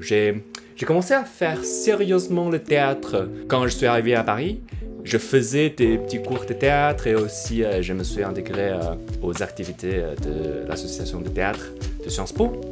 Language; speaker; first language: French; non-native, fluent; Chinese